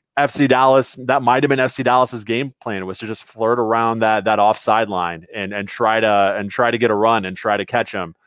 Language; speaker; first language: English; native; English